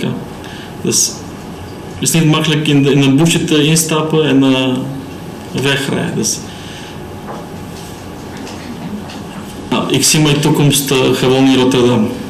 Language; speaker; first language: Dutch; non-native, learner; Bulgarian